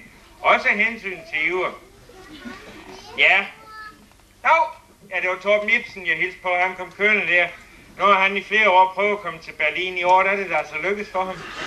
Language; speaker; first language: Danish; native; Danish